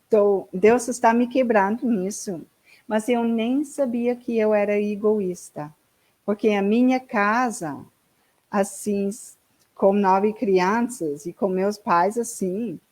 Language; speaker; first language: Portuguese; non-native, learner; English